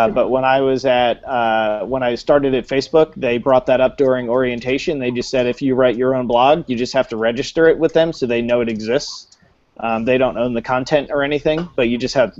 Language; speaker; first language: English; native; English